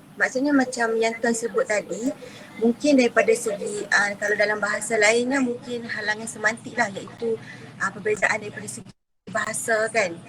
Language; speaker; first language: Malay; native; Malay